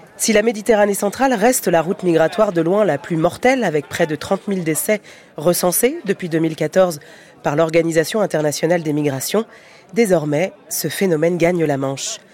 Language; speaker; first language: French; native; French